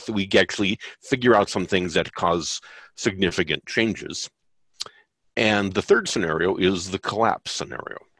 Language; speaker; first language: English; native; English